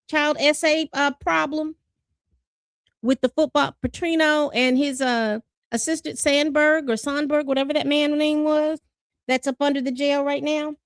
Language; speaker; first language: English; native; English